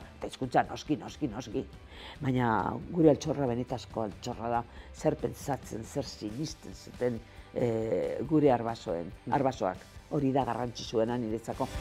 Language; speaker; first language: Basque; non-native, local second language; Spanish